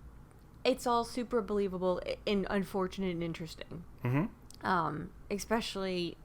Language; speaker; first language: English; native; English